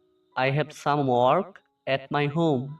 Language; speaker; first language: English; non-native, fluent; Bangla